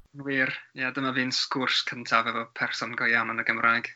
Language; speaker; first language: Welsh; non-native, learner; English